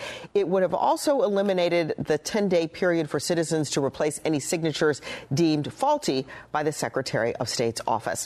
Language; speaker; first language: English; non-native, fluent; Spanish